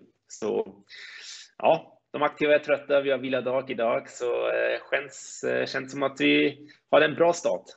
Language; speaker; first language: Swedish; non-native, fluent; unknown